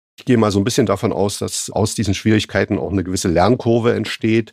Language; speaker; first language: German; native; German